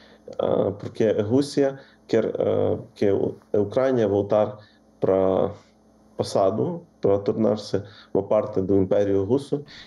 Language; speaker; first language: Portuguese; non-native, fluent; Ukrainian